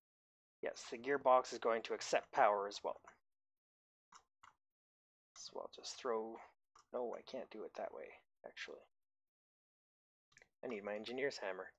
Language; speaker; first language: English; native; English